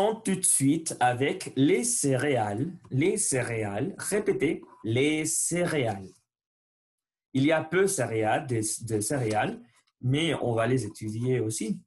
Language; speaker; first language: French; non-native, learner; Spanish